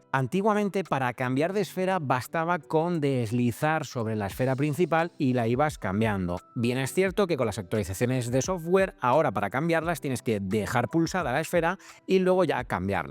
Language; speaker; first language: Spanish; native; Spanish